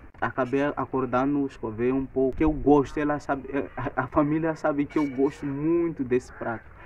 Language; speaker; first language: Portuguese; non-native, local second language; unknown